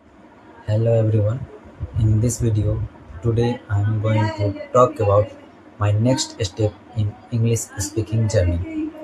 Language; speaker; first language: English; non-native, learner; Hindi